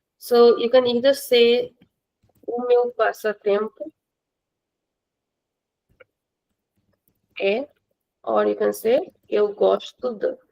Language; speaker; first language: Portuguese; non-native, fluent; Hindi